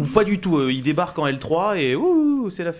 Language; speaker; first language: French; native; French